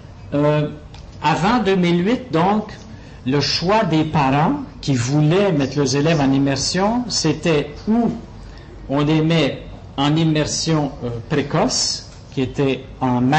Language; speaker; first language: French; native; French